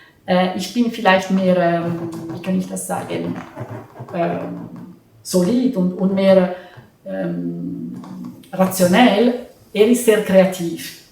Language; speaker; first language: German; non-native, fluent; Italian